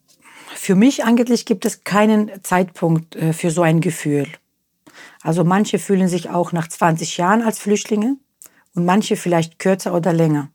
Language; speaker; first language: German; non-native, fluent; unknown